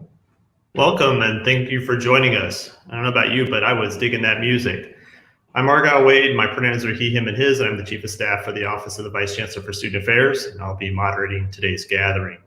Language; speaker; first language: English; native; English